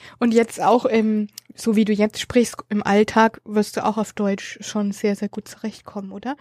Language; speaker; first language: German; native; German